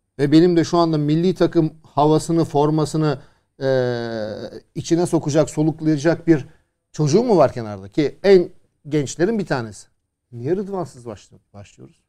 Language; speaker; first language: Turkish; native; Turkish